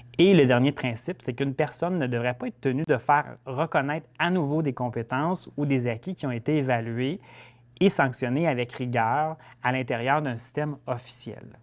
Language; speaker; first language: French; native; French